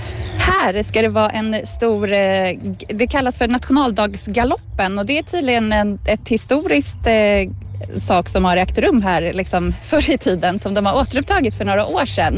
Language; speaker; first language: Swedish; native; Swedish